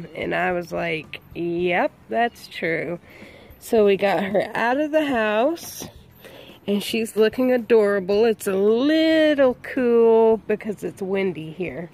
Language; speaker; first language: English; native; English